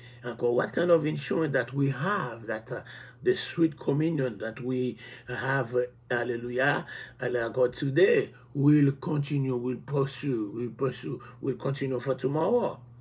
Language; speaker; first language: English; non-native, fluent; Haitian Creole